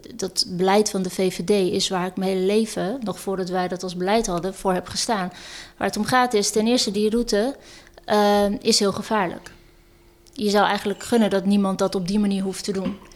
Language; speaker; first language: Dutch; early bilingual, other home language; Turkish